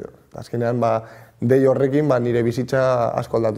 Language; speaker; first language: Basque; non-native, local second language; Spanish